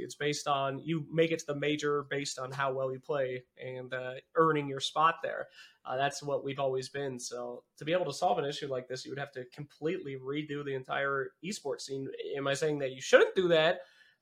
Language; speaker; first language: English; native; English